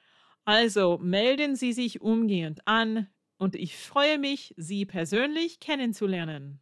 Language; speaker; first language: German; non-native, fluent; English